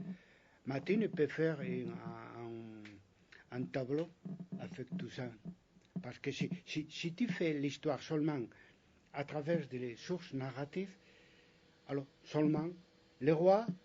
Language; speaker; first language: French; non-native, fluent; Spanish